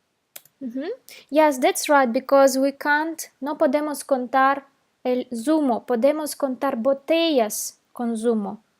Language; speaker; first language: Spanish; non-native, fluent; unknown